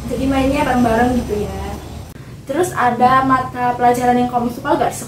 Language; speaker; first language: Indonesian; native; Indonesian